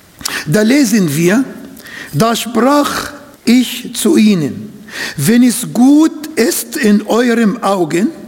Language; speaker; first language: German; non-native, fluent; Arabic